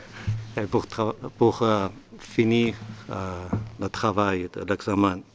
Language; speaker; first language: French; non-native, learner; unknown